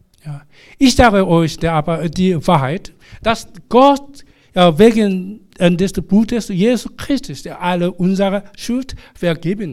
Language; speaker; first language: German; non-native, fluent; Korean